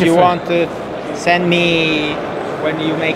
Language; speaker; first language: English; non-native, learner; Italian